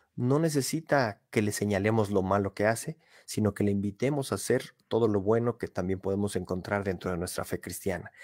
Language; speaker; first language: Spanish; native; Spanish